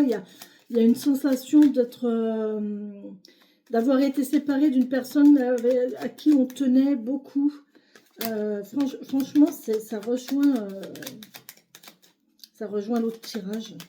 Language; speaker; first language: French; native; French